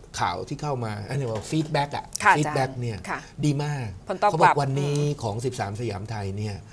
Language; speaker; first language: Thai; native; Thai